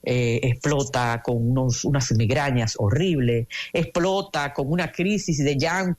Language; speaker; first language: Spanish; native; Spanish